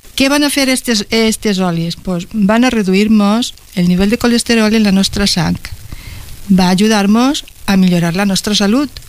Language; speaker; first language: Catalan; non-native, local second language; Spanish